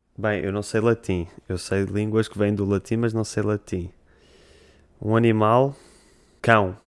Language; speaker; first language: Portuguese; native; Portuguese